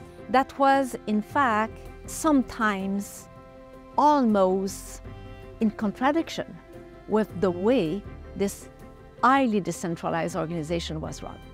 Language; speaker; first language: English; non-native, fluent; French